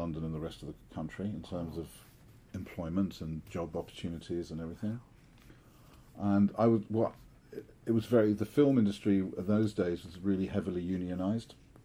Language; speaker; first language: English; native; English